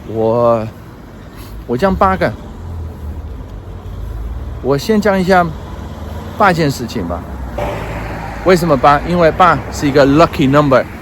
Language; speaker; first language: Chinese; non-native, fluent; Dutch